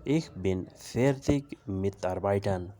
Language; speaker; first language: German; non-native, learner; Urdu